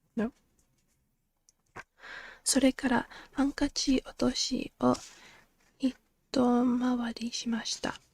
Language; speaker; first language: Japanese; non-native, learner; English